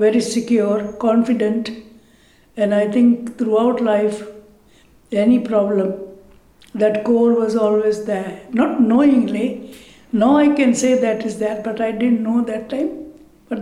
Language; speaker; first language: English; non-native, local second language; Punjabi